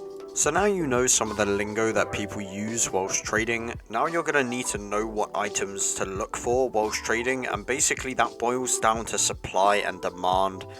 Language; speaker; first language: English; native; English